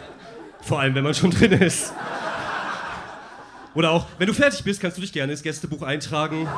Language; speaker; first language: German; native; German